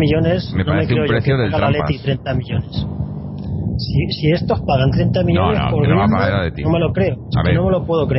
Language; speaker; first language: Spanish; native; Spanish